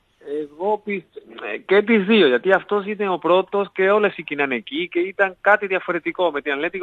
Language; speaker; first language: Greek; non-native, learner; Spanish